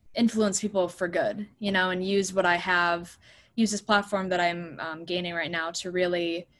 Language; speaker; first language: English; native; English